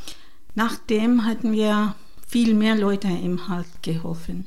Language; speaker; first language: German; non-native, learner; Divehi